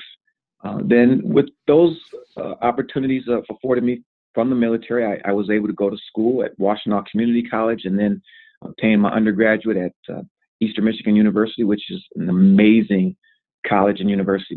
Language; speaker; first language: English; native; English